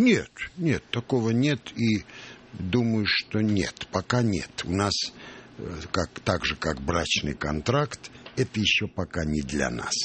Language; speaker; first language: Russian; non-native, local second language; Armenian